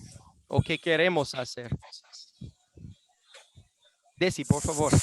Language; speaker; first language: Spanish; non-native, fluent; English